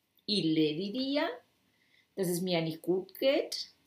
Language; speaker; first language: German; non-native, fluent; Spanish